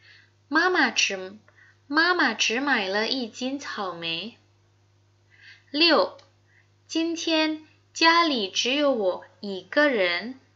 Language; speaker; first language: Chinese; non-native, fluent; Indonesian